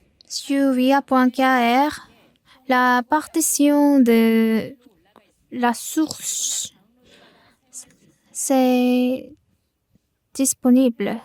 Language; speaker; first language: French; non-native, learner; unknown